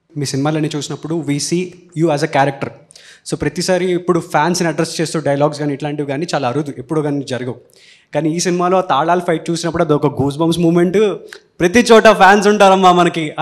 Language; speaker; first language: Telugu; native; Telugu